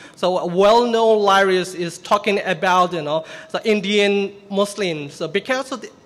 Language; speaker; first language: English; non-native, fluent; Burmese